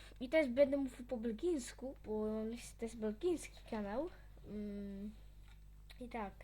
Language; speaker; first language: Polish; early bilingual, heritage; Polish